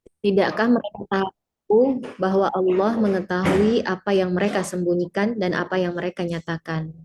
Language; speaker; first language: Indonesian; native; Indonesian